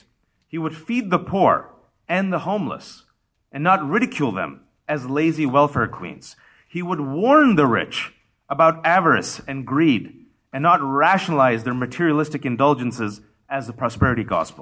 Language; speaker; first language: English; early bilingual, other home language; Urdu